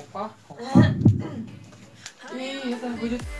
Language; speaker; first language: Russian; native; Russian